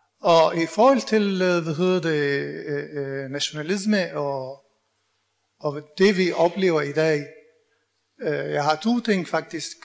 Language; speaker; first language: Danish; non-native, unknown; Arabic